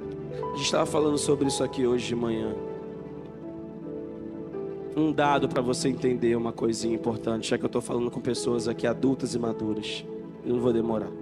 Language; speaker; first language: Portuguese; native; Portuguese